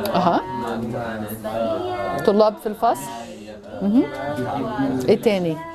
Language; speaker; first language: Arabic; non-native, fluent; English